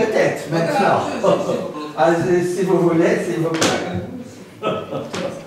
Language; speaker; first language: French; non-native, learner; Polish